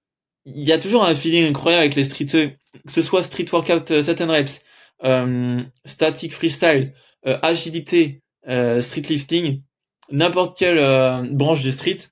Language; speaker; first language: French; native; French